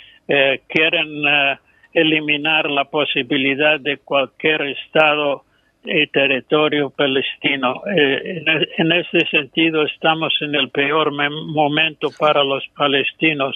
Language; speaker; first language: Spanish; non-native, fluent; English